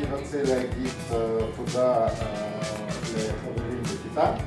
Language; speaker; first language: Hebrew; non-native, learner; Russian